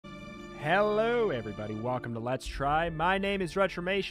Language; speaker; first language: English; native; English